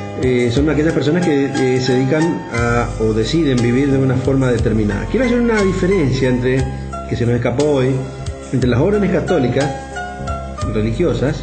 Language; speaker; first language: Spanish; native; Spanish